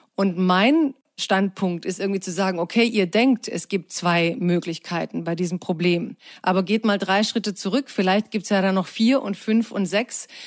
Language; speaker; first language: German; early bilingual, other home language; Croatian